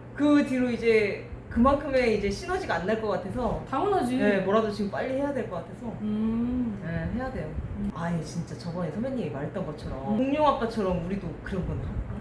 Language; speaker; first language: Korean; early bilingual, heritage; Korean